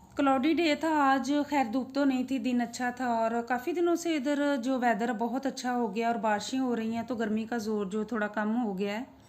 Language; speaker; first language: Urdu; non-native, local second language; Punjabi